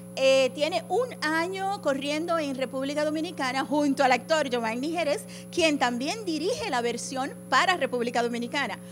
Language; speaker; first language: Spanish; early bilingual, heritage; Spanish